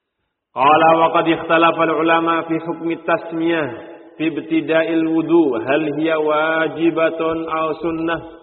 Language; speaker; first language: Arabic; non-native, fluent; Indonesian